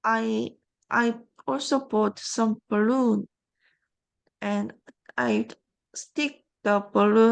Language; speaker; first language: English; non-native, learner; Korean